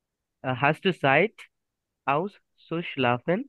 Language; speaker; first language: German; non-native, learner; Bangla